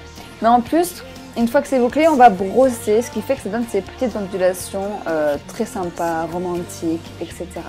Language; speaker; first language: French; native; French